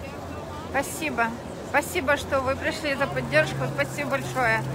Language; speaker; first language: Russian; non-native, local second language; Kazakh